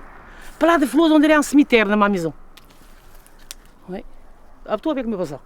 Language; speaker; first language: French; non-native, learner; Portuguese